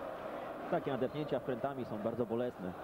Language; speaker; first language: Polish; native; Polish